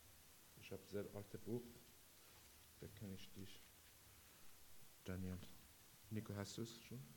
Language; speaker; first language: German; non-native, learner; Persian